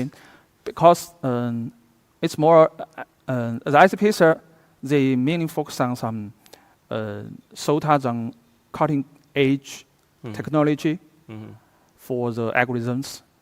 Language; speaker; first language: English; non-native, fluent; Chinese